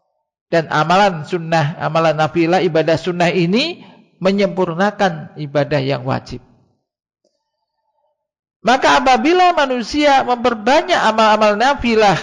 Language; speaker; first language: Indonesian; native; Indonesian